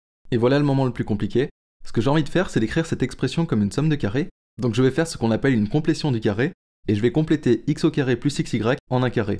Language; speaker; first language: French; native; French